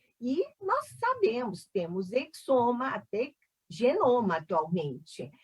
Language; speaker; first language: Portuguese; non-native, fluent; Korean